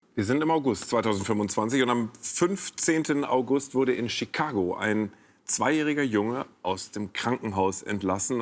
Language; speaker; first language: German; native; German